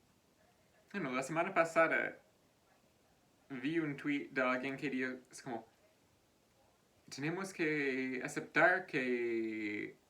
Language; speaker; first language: Spanish; non-native, fluent; English